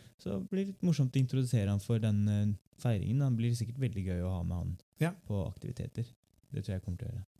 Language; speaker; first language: Norwegian; early bilingual, other home language; Turkish